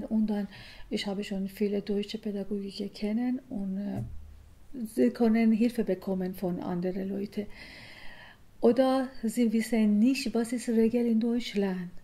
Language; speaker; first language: German; non-native, learner; Persian